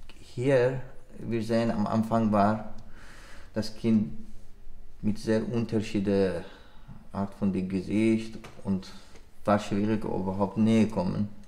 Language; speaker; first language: German; non-native, learner; Persian